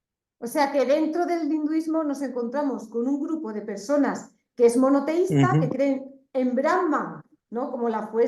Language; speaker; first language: Spanish; native; Spanish